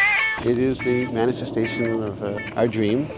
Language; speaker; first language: English; native; English